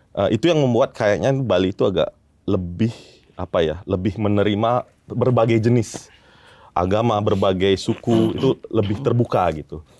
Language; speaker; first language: Indonesian; native; Indonesian